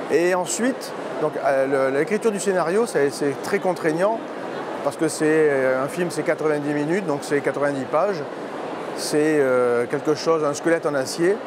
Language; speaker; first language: French; native; French